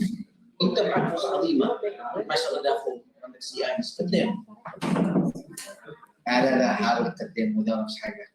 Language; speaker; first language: Arabic; native; Arabic